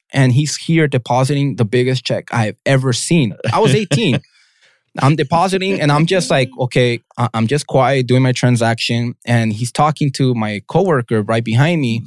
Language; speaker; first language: English; native; English